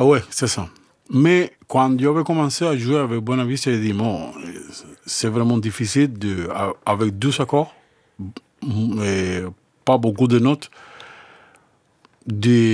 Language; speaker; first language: French; non-native, fluent; Spanish